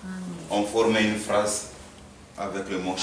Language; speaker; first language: French; non-native, fluent; Korean